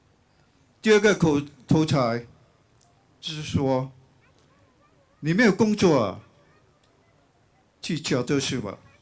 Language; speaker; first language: Chinese; non-native, local second language; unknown